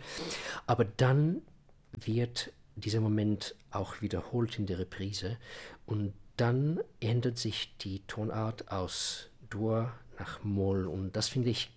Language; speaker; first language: German; non-native, fluent; Russian